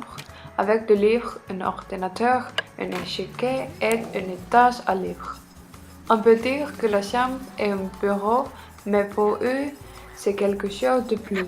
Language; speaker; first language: French; non-native, learner; Icelandic